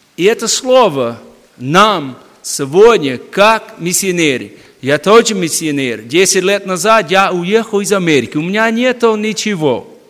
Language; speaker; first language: Russian; non-native, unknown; English